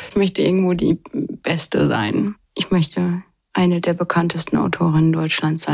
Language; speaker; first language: German; native; German